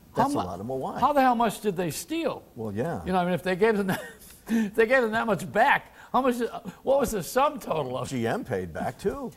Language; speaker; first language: English; native; English